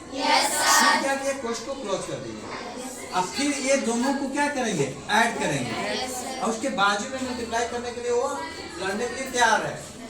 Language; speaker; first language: Hindi; native; Hindi